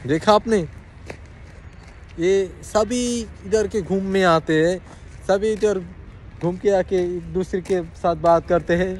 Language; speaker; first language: Hindi; non-native, learner; Bangla